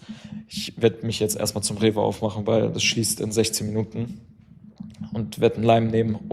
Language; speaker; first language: German; native; German